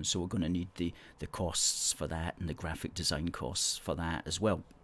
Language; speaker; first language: English; native; English